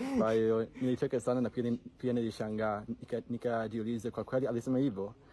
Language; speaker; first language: Swahili; non-native, fluent; English